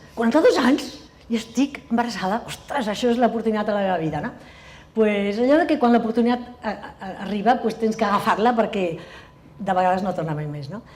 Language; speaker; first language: Catalan; native; Catalan